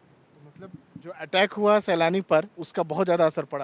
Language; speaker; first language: Hindi; native; Hindi